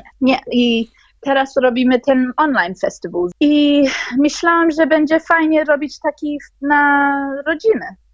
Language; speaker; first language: Polish; early bilingual, heritage; Polish